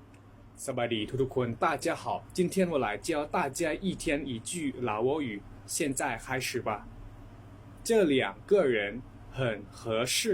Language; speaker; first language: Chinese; non-native, fluent; Lao